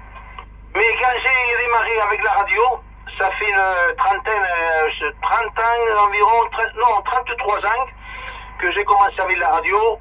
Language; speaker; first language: French; early bilingual, other home language; Spanish